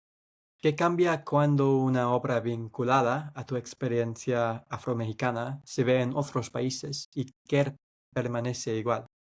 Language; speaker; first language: Spanish; non-native, fluent; English